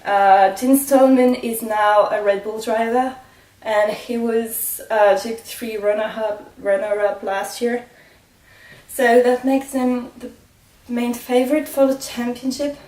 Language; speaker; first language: English; non-native, fluent; French